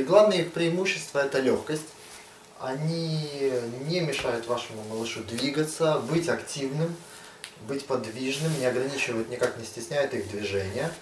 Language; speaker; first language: Russian; native; Russian